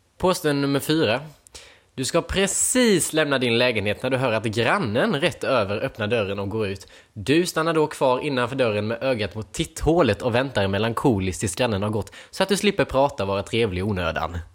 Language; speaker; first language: Swedish; native; Swedish